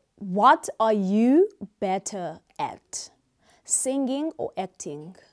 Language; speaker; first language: English; non-native, local second language; Xhosa